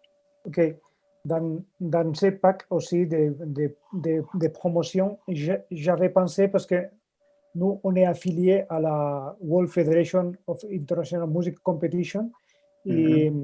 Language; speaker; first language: French; non-native, fluent; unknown